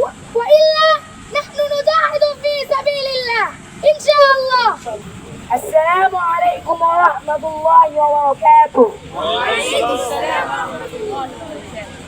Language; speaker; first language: Arabic; non-native, learner; Bangla